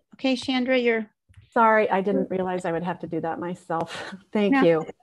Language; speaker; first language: English; native; English